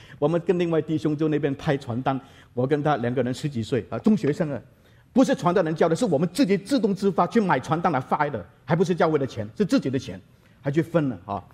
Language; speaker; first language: Chinese; native; Chinese